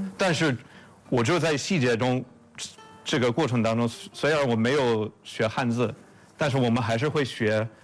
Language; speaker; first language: Chinese; non-native, fluent; English